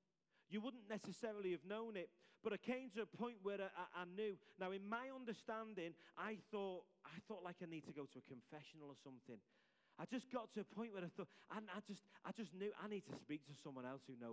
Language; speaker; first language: English; native; English